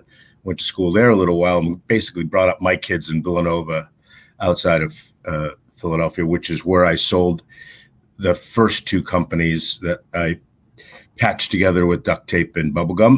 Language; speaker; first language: English; native; English